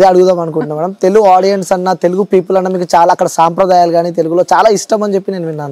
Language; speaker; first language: Telugu; native; Telugu